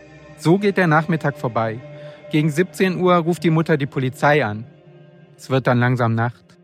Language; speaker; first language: German; native; German